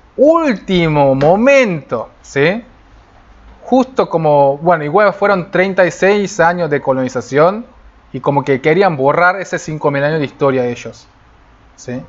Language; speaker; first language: Spanish; non-native, fluent; Korean